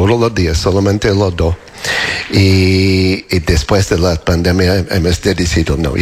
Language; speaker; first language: Spanish; non-native, learner; English